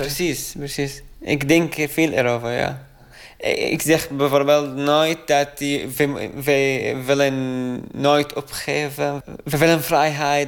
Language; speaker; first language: Dutch; non-native, learner; Arabic